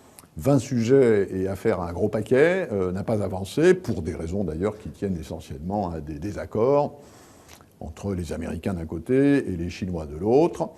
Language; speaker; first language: French; native; French